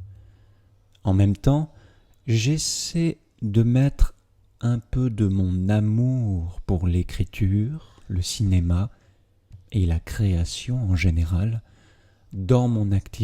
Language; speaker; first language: French; native; French